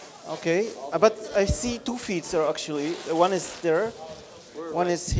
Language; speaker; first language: English; non-native, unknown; Polish